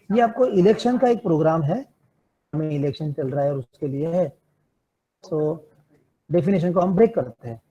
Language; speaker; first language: Hindi; non-native, local second language; Gujarati